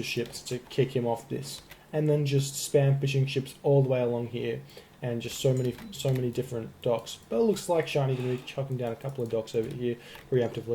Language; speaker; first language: English; native; English